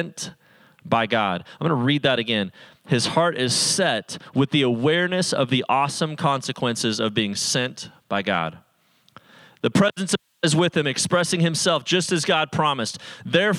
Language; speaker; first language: English; native; English